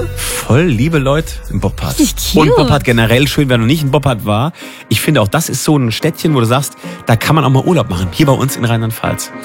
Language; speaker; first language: German; native; German